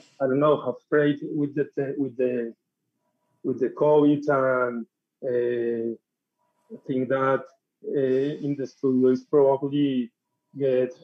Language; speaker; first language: English; non-native, learner; Spanish